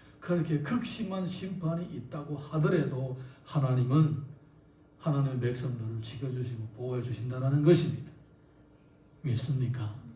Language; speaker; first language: Korean; native; Korean